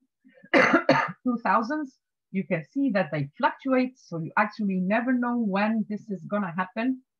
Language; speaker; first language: English; non-native, fluent; Arabic